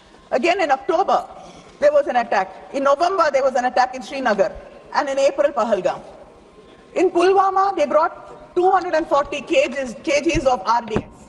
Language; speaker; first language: English; non-native, local second language; Tamil